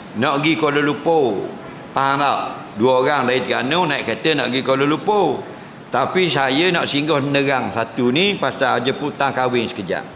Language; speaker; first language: Malay; native; Malay